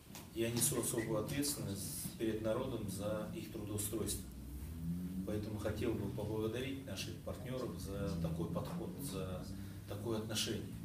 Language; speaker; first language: Russian; non-native, local second language; Tuvinian